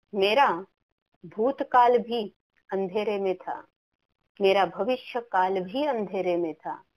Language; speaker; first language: Hindi; non-native, local second language; Marathi